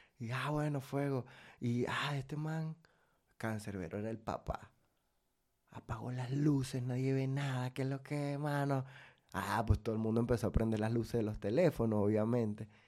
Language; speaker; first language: Spanish; native; Spanish